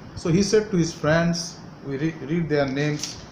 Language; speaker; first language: English; non-native, local second language; Hindi